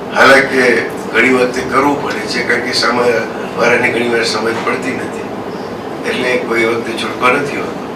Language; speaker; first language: Gujarati; early bilingual, heritage; Gujarati